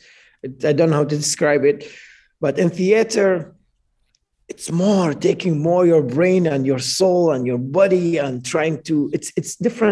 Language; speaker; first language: English; non-native, fluent; Arabic